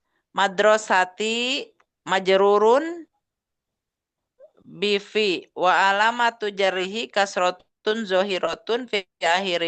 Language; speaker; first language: Arabic; non-native, learner; Indonesian